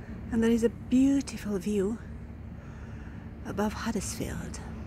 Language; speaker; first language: English; non-native, fluent; Romanian